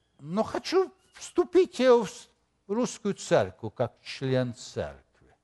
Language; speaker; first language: Russian; non-native, fluent; Spanish